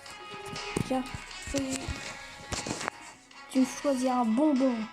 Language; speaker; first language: French; native; French